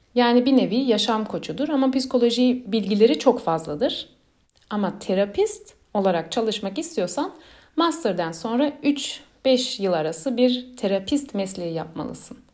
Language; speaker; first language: Turkish; early bilingual, heritage; Turkish